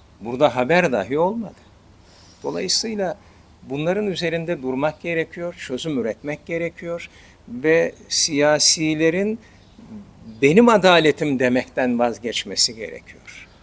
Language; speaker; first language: Turkish; native; Turkish